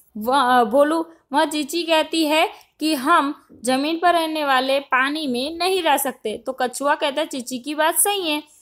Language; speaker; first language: Hindi; non-native, local second language; Gujarati